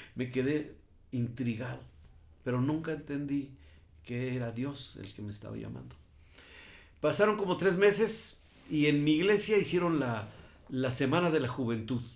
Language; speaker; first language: Spanish; native; Spanish